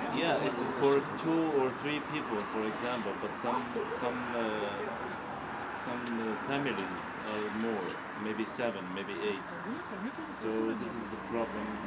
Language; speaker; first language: English; non-native, learner; Arabic